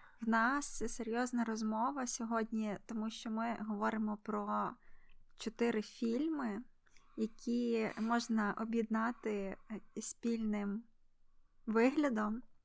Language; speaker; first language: Ukrainian; native; Ukrainian